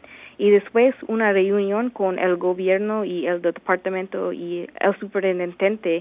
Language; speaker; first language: Spanish; non-native, learner; English